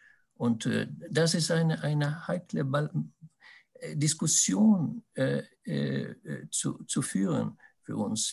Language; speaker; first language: German; non-native, fluent; Swedish